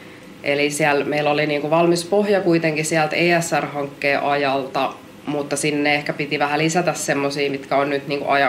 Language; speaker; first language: Finnish; native; Finnish